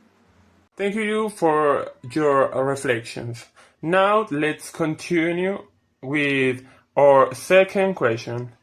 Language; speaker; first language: English; non-native, fluent; Spanish